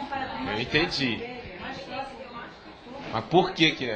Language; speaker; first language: Portuguese; native; Portuguese